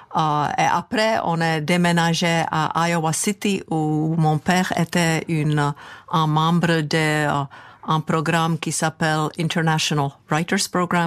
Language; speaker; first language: French; non-native, fluent; Czech